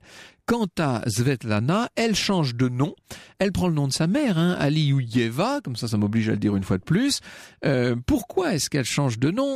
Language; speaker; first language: French; native; French